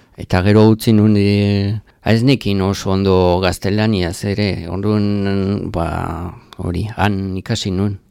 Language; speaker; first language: Basque; non-native, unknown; French